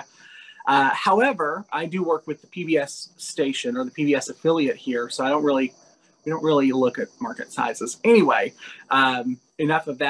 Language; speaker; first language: English; native; English